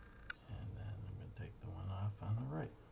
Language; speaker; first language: English; native; English